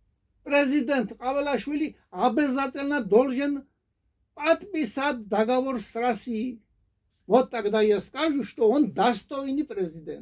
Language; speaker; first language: Russian; non-native, fluent; Georgian